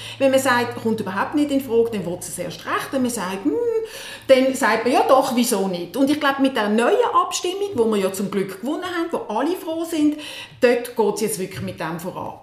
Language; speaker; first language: German; native; German